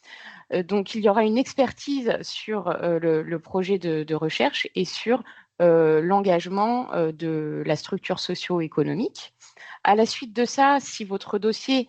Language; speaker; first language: French; native; French